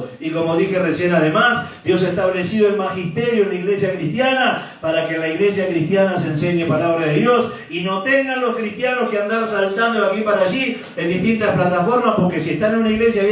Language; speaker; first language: Spanish; native; Spanish